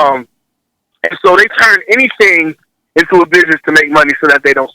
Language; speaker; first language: English; native; English